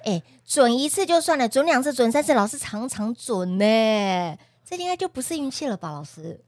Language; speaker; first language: Chinese; native; Chinese